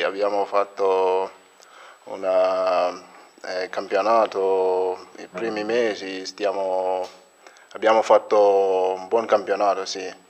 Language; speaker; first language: Italian; non-native, fluent; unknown